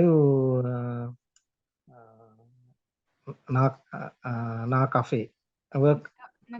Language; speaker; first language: Russian; non-native, learner; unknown